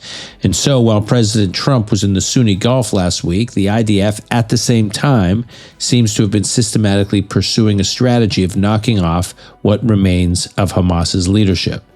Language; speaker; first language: English; native; English